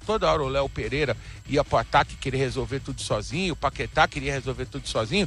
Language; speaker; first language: Portuguese; native; Portuguese